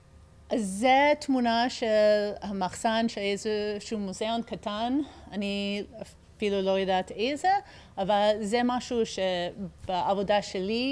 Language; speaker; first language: Hebrew; early bilingual, heritage; English